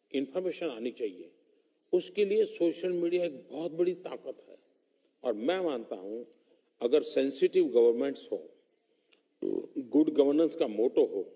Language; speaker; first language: Hindi; non-native, local second language; Gujarati